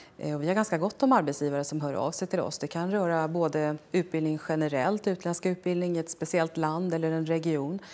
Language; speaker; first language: Swedish; native; Swedish